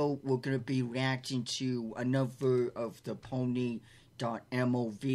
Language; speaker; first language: English; native; English